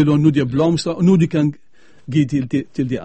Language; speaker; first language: Danish; non-native, fluent; Arabic